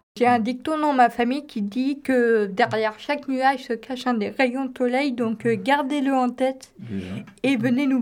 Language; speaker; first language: French; native; French